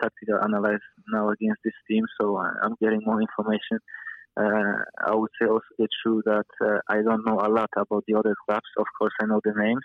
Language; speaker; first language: English; non-native, fluent; Polish